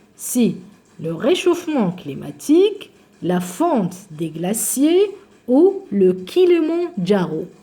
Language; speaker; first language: French; non-native, local second language; Arabic